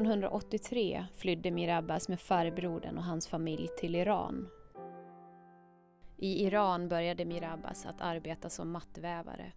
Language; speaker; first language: Swedish; native; Swedish